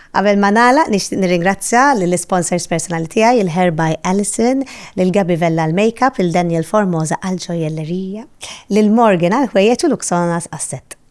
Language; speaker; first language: Maltese; native; Maltese